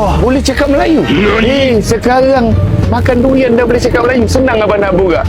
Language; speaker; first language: Malay; native; Malay